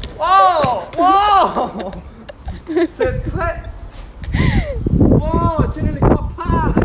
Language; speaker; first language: French; non-native, learner; Spanish